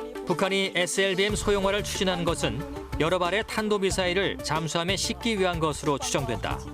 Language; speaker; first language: Korean; native; Korean